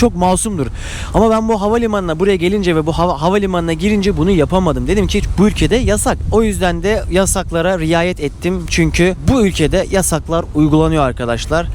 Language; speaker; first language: Turkish; native; Turkish